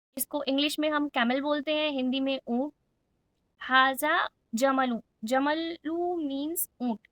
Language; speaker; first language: Hindi; native; Hindi